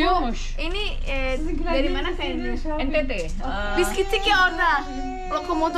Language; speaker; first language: Turkish; non-native, learner; Indonesian